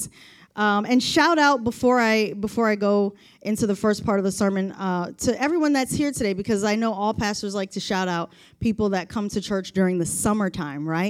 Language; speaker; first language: English; native; English